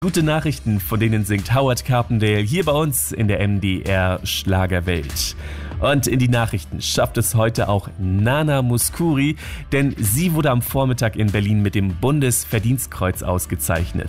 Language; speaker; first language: German; native; German